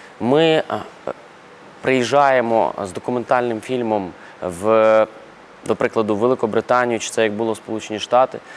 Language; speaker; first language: Ukrainian; non-native, local second language; Russian